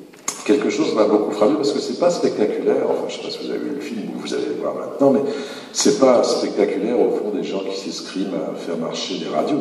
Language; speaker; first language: French; native; French